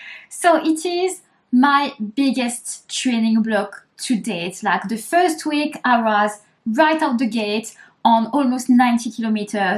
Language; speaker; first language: English; native; English